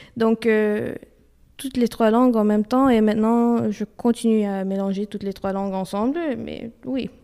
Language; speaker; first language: French; early bilingual, other home language; Romanian